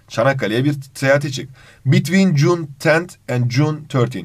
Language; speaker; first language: English; non-native, fluent; Turkish